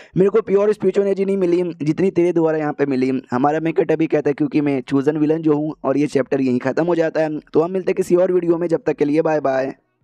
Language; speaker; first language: Hindi; native; Hindi